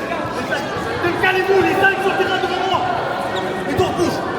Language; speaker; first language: French; native; French